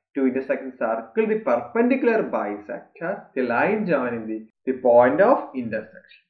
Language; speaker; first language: English; non-native, local second language; Malayalam